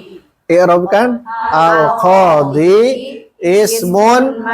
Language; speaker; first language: Arabic; non-native, fluent; Indonesian